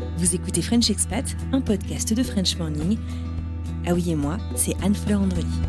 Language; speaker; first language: French; native; French